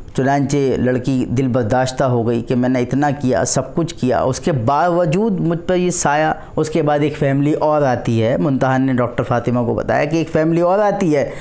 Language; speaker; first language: Urdu; native; Urdu